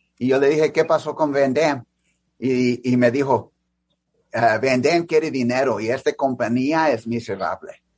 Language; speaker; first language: Spanish; early bilingual, heritage; English